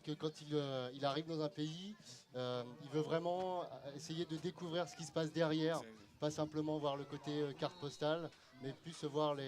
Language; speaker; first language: French; native; French